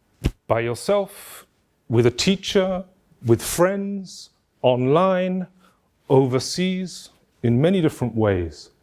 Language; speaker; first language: English; non-native, fluent; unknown